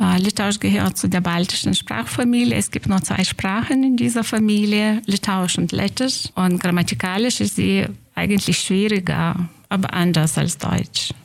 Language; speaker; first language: German; non-native, fluent; Lithuanian